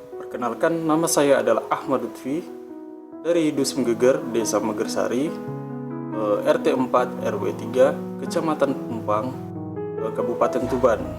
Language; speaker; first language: Indonesian; non-native, local second language; Javanese